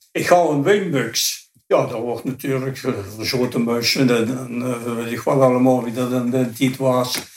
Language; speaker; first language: Dutch; native; Dutch